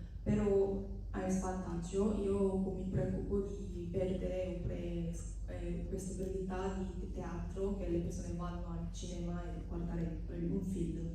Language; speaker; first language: Italian; non-native, fluent; Korean